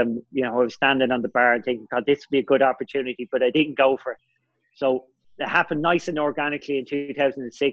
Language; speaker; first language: English; native; English